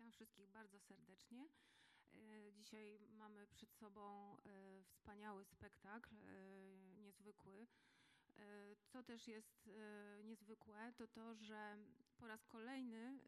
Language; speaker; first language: Polish; native; Polish